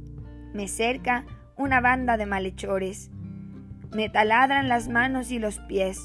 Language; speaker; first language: Spanish; native; Spanish